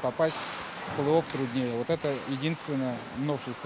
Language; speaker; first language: Russian; native; Russian